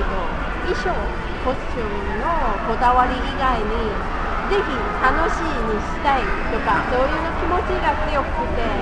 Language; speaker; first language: Japanese; non-native, fluent; Chinese